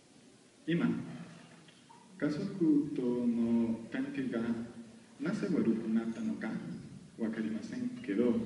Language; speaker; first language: Japanese; non-native, learner; Spanish